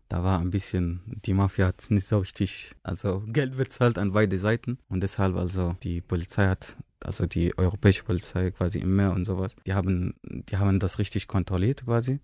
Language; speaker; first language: German; non-native, fluent; Arabic